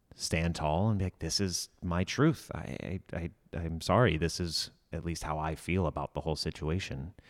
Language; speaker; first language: English; native; English